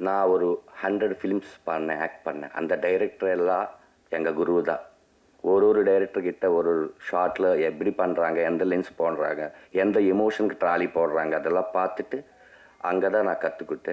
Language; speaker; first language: Tamil; non-native, learner; Telugu